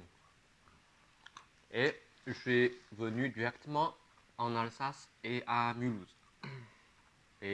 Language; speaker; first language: French; non-native, fluent; Chinese